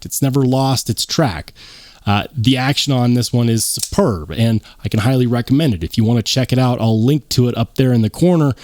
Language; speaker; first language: English; native; English